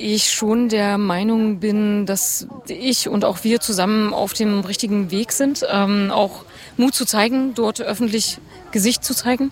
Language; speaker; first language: German; native; German